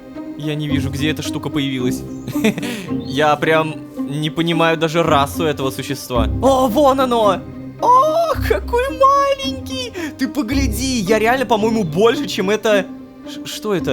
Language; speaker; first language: Russian; native; Russian